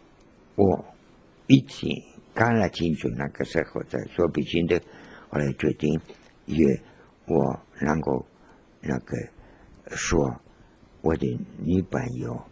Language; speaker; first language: Chinese; non-native, learner; Spanish